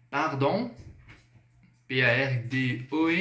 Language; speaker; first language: French; non-native, fluent; Portuguese